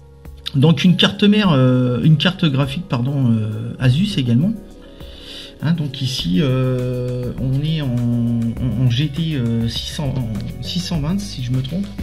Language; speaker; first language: French; native; French